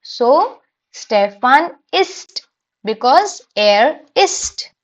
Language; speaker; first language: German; non-native, fluent; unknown